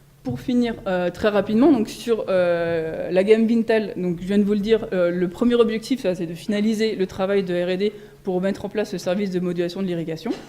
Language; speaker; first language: French; native; French